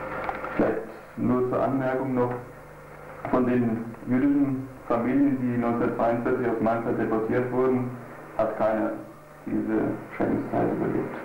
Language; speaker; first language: German; native; German